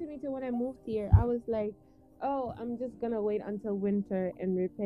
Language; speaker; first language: English; non-native, local second language; Wolof